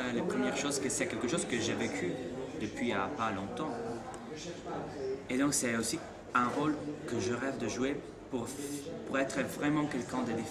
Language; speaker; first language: French; non-native, fluent; Italian